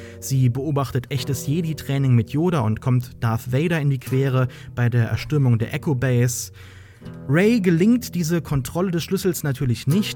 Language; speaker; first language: German; native; German